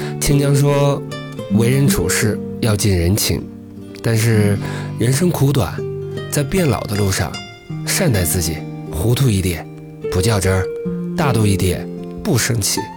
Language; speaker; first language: Chinese; native; Chinese